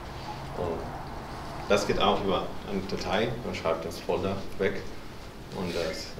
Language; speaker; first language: German; non-native, fluent; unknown